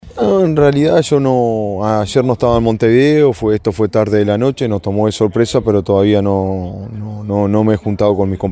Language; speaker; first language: Spanish; native; Spanish